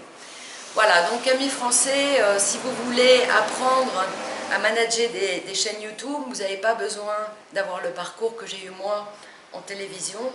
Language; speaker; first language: French; non-native, fluent; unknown